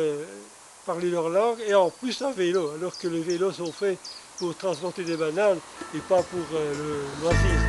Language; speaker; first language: French; native; French